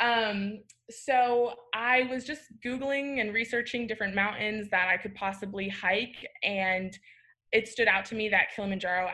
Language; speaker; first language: English; native; English